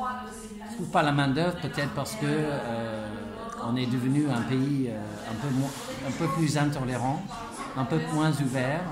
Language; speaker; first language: French; non-native, fluent; English